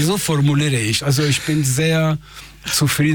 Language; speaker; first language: German; non-native, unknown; Persian